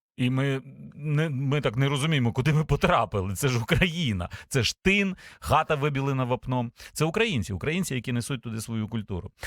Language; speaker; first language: Ukrainian; native; Ukrainian